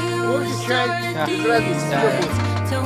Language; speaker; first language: Russian; non-native, local second language; Kazakh